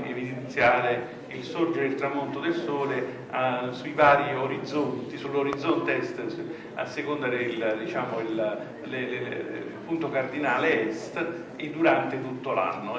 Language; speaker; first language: Italian; native; Italian